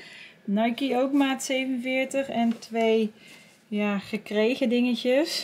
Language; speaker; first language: Dutch; native; Dutch